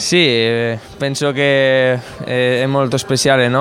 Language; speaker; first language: Italian; non-native, fluent; Spanish